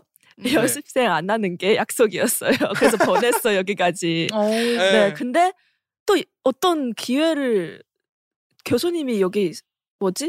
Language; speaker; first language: Korean; non-native, fluent; Chinese